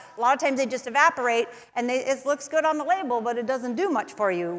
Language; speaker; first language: English; native; English